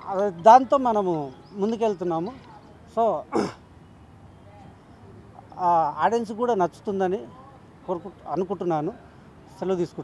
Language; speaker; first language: Telugu; native; Telugu